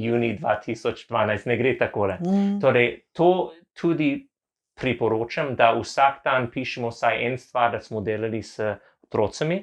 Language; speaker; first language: Slovenian; non-native, learner; English